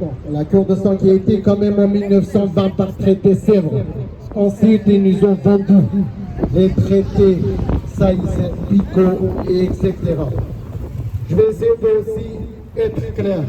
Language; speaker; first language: French; non-native, learner; Kurdish